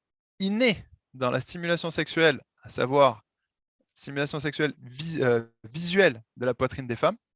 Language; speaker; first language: French; native; French